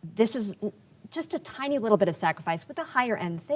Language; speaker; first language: English; native; English